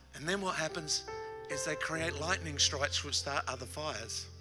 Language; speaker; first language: English; native; English